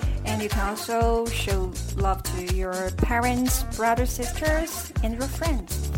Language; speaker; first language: English; non-native, fluent; Chinese